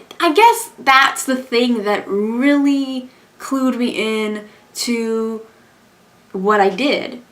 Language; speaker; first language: English; native; English